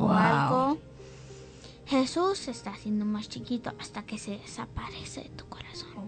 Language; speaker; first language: Spanish; early bilingual, heritage; English